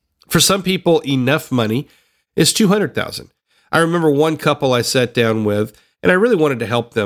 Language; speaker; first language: English; native; English